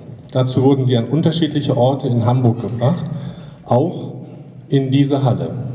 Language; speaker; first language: German; native; German